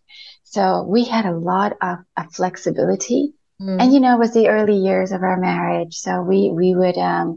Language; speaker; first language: English; non-native, fluent; Spanish